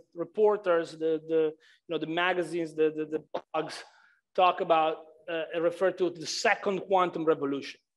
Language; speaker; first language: English; non-native, fluent; Italian